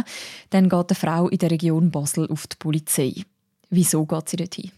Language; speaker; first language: German; native; German